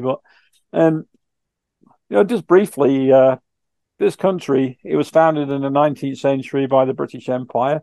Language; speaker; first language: English; native; English